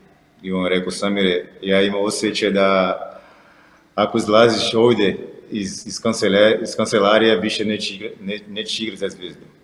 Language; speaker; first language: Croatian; non-native, fluent; Portuguese